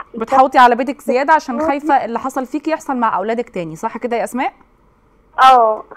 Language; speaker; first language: Arabic; native; Arabic